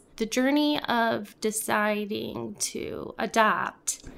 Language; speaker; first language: English; non-native, local second language; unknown